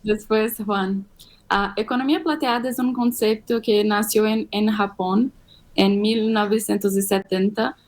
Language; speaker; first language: Spanish; non-native, fluent; Portuguese